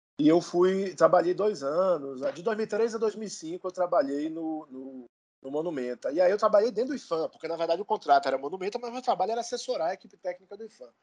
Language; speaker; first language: Portuguese; native; Portuguese